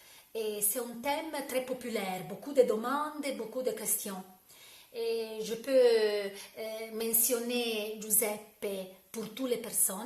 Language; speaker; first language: French; non-native, learner; Italian